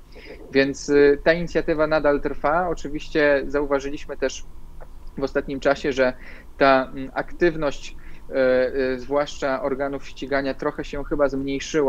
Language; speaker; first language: Polish; native; Polish